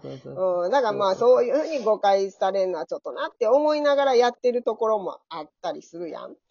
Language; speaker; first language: Japanese; native; Japanese